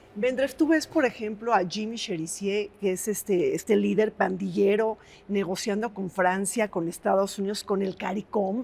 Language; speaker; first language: Spanish; native; Spanish